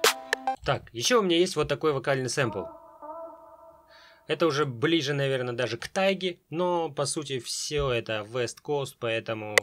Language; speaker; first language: Russian; native; Russian